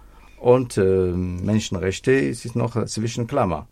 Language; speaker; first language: German; non-native, fluent; Arabic